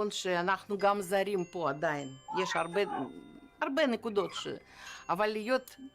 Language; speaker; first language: Hebrew; non-native, fluent; Russian